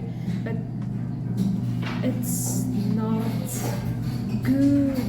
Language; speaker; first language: English; non-native, learner; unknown